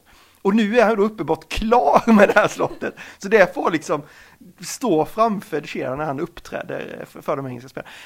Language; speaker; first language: Swedish; native; Swedish